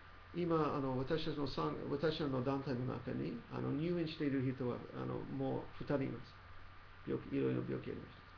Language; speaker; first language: Japanese; non-native, learner; English